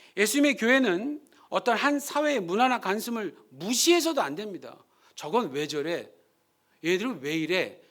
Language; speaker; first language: Korean; early bilingual, heritage; Korean